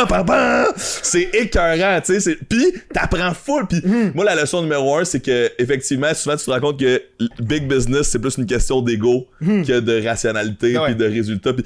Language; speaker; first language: French; native; French